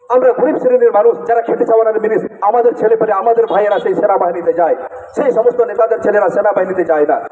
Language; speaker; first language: Bangla; native; Bangla